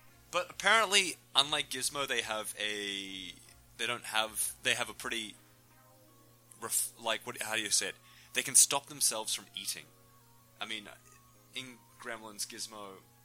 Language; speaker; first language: English; native; English